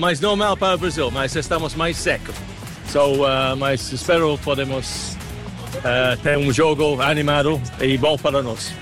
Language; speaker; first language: Portuguese; non-native, learner; English